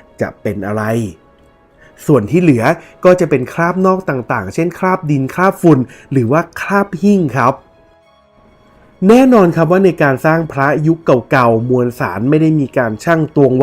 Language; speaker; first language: Thai; native; Thai